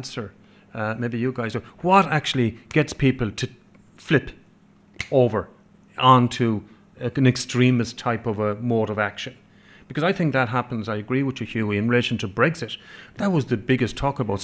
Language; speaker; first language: English; non-native, local second language; Irish